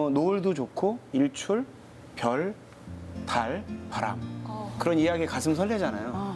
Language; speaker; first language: Korean; native; Korean